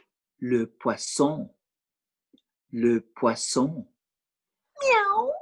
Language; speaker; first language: French; non-native, fluent; English